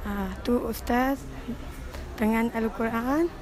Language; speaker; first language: Indonesian; early bilingual, other home language; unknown